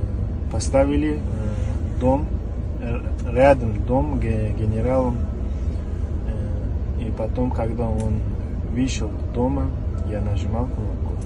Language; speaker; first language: Russian; non-native, learner; Uzbek